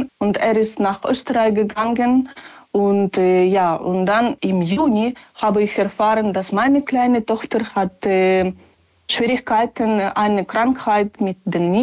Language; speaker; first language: German; non-native, learner; Ukrainian